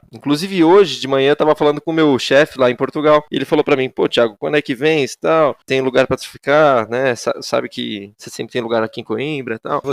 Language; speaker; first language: Portuguese; native; Portuguese